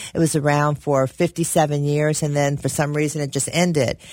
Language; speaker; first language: English; native; English